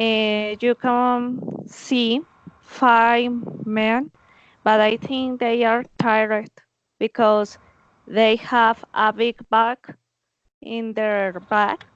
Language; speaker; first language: English; non-native, learner; Spanish